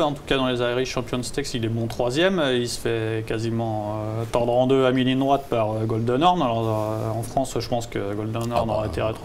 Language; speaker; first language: French; native; French